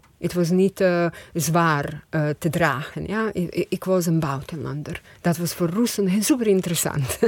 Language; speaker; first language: Dutch; non-native, fluent; Croatian